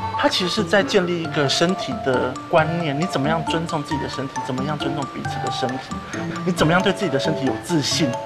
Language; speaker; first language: Chinese; native; Chinese